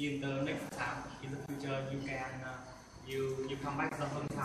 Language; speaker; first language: English; non-native, learner; Vietnamese